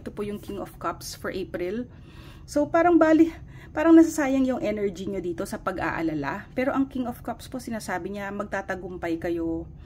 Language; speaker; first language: Filipino; native; Filipino